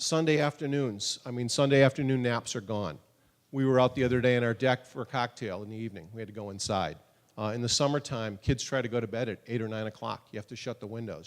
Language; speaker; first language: English; native; English